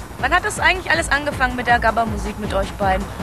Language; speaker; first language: German; native; German